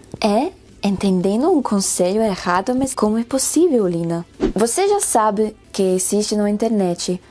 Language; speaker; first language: Portuguese; non-native, fluent; Spanish